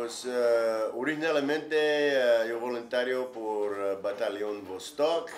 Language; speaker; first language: Spanish; non-native, learner; English